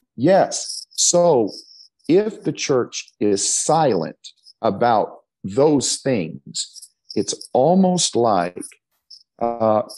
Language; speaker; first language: English; native; English